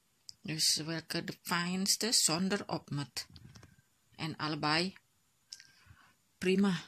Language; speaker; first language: Dutch; non-native, learner; Indonesian